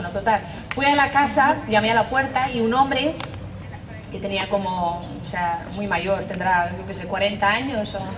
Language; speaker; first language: Spanish; non-native, fluent; English